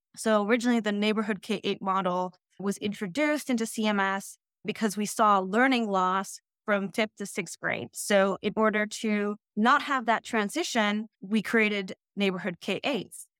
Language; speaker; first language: English; early bilingual, other home language; Dutch